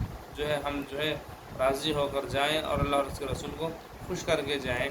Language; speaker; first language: Urdu; native; Urdu